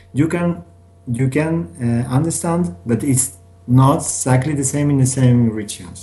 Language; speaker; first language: English; non-native, learner; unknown